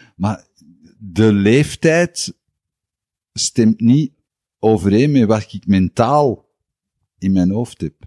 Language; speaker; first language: Dutch; native; Dutch